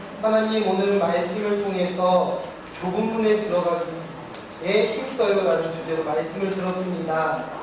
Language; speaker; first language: Korean; native; Korean